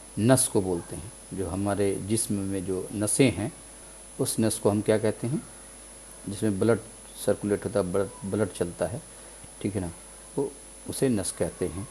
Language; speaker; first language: Urdu; native; Urdu